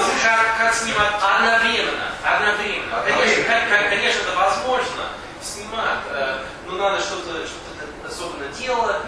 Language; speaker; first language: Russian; non-native, learner; English